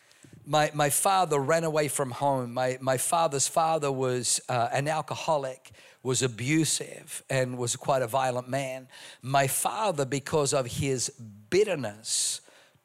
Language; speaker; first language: English; non-native, local second language; German